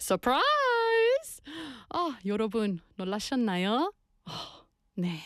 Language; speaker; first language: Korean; non-native, learner; English